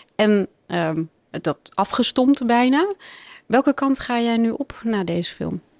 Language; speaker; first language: Dutch; native; Dutch